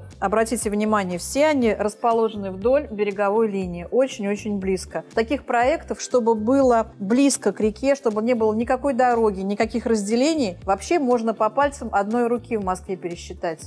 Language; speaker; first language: Russian; native; Russian